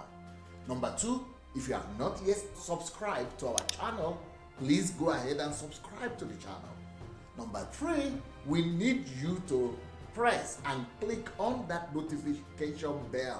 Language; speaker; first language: English; non-native, local second language; Yoruba